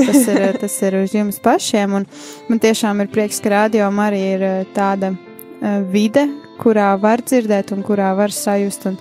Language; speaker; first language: Latvian; native; Latvian